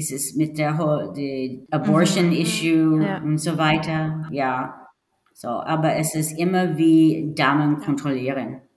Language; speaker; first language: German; non-native, learner; English